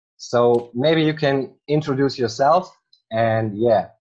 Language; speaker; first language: English; non-native, fluent; German